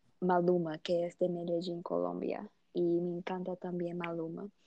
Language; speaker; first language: Spanish; early bilingual, heritage; Portuguese